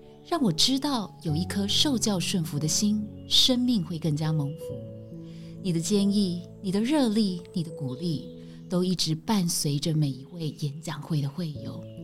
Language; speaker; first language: Chinese; native; Chinese